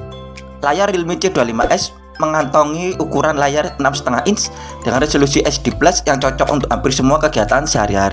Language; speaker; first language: Indonesian; native; Indonesian